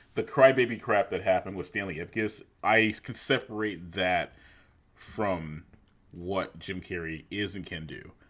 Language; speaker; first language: English; native; English